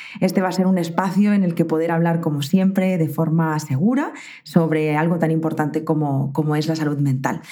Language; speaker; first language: Spanish; native; Spanish